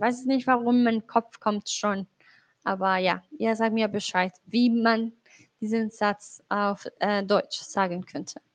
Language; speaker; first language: German; non-native, fluent; Spanish